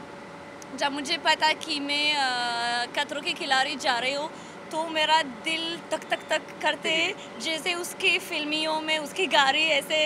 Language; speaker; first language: Hindi; non-native, learner; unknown